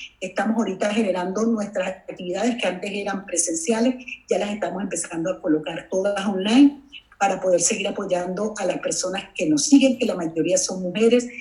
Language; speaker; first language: Spanish; native; Spanish